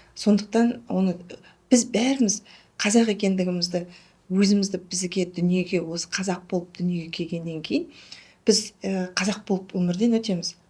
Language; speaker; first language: Kazakh; native; Kazakh